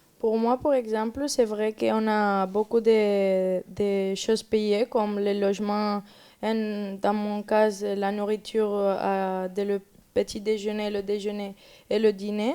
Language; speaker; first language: French; non-native, learner; Spanish